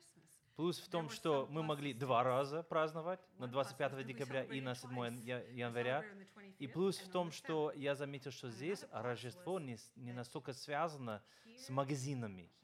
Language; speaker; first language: Russian; non-native, fluent; English